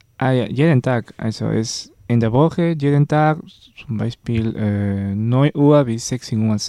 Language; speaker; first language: German; non-native, learner; Spanish